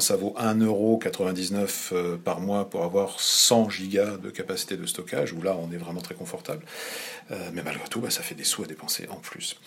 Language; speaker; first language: French; native; French